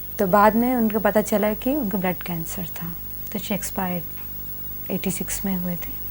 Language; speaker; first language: Hindi; non-native, local second language; Malayalam